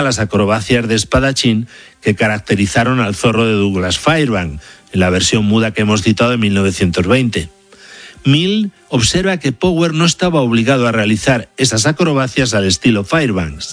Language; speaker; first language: Spanish; native; Spanish